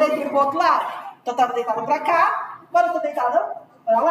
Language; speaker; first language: Portuguese; native; Portuguese